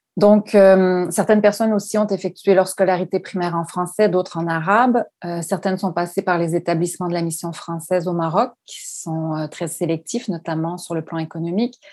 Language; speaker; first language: French; native; French